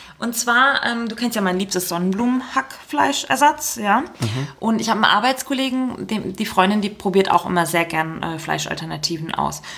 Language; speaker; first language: German; early bilingual, other home language; Turkish